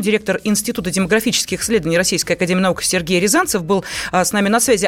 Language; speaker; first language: Russian; native; Russian